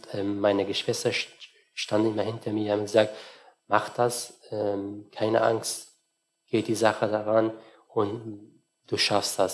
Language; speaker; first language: German; non-native, fluent; Arabic